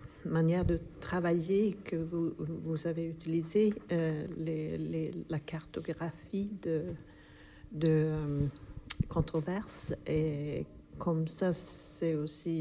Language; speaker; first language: French; non-native, fluent; German